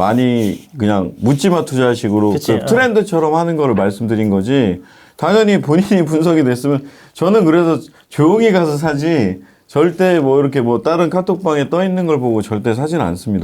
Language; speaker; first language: Korean; native; Korean